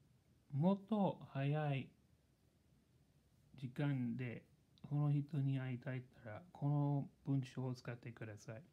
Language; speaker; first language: Japanese; non-native, learner; English